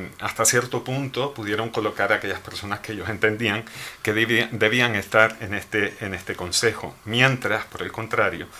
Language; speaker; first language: Spanish; native; Spanish